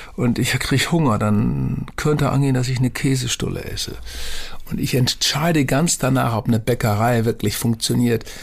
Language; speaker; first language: German; native; German